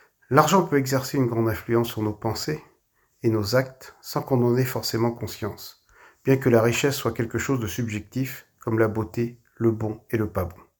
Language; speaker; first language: French; native; French